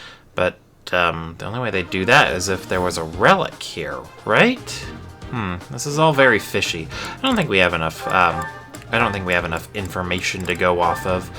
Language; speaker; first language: English; native; English